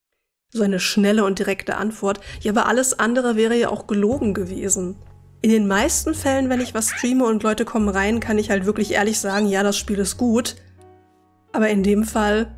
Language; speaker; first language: German; native; German